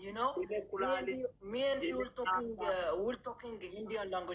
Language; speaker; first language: English; non-native, learner; Amharic